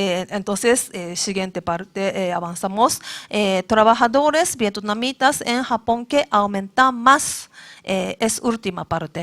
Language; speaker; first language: Spanish; non-native, learner; Japanese